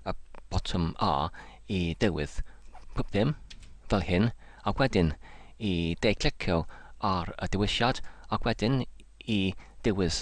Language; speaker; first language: Welsh; non-native, learner; English